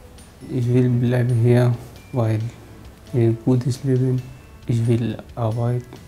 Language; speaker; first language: German; non-native, learner; Arabic